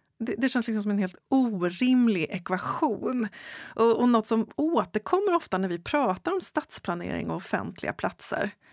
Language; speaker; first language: Swedish; native; Swedish